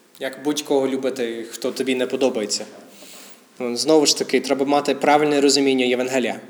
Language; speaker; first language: Ukrainian; non-native, fluent; English